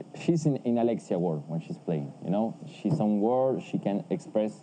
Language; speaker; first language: English; non-native, fluent; Spanish